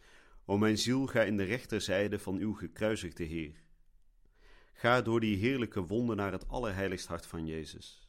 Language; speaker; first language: Dutch; native; Dutch